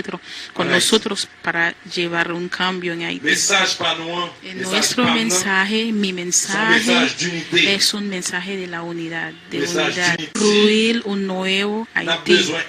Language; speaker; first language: Spanish; non-native, fluent; Haitian Creole